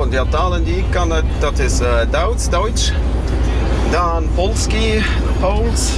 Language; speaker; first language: Dutch; non-native, fluent; Kashubian